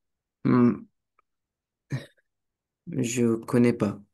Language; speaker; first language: French; non-native, learner; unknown